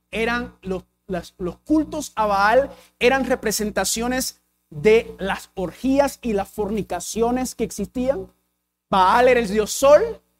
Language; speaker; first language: Spanish; early bilingual, heritage; English